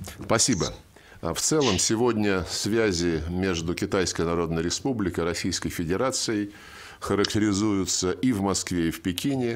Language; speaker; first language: Russian; native; Russian